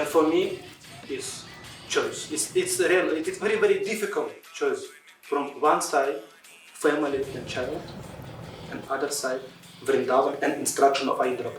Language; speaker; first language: English; non-native, learner; Russian